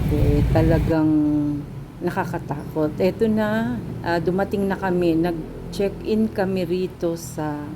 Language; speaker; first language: Filipino; native; Filipino